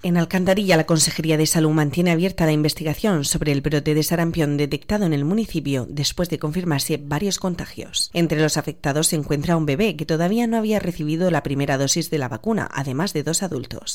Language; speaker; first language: Spanish; native; Spanish